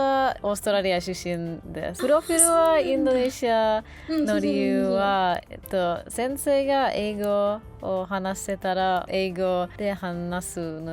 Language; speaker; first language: Japanese; non-native, learner; English